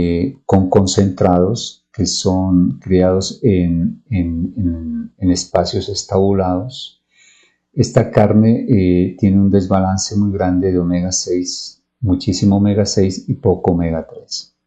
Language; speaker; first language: Spanish; native; Spanish